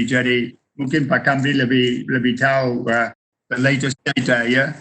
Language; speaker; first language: Indonesian; non-native, fluent; English